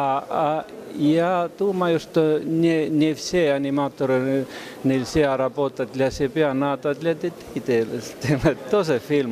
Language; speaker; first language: Russian; non-native, fluent; Estonian